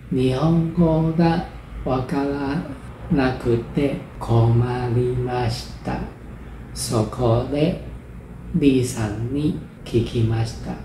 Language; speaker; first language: Japanese; non-native, fluent; Chinese